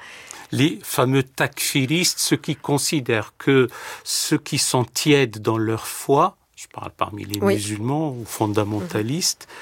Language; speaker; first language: French; native; French